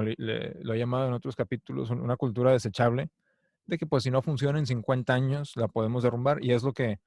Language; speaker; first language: Spanish; native; Spanish